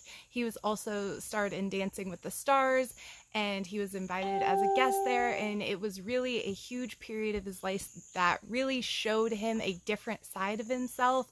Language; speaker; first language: English; native; English